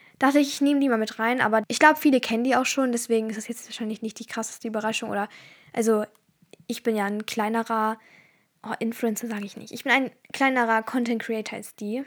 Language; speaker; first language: German; early bilingual, other home language; Turkish